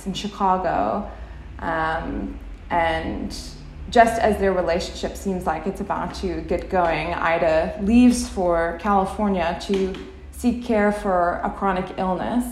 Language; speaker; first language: English; native; English